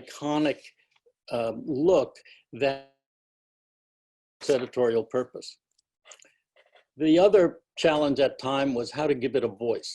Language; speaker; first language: English; native; English